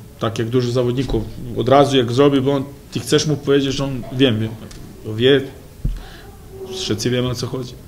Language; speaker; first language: Polish; non-native, fluent; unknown